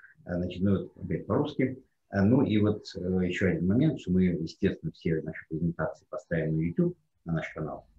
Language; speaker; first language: Russian; non-native, fluent; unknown